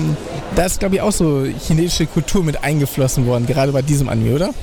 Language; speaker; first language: German; native; German